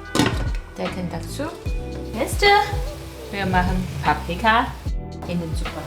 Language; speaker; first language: German; non-native, learner; Chinese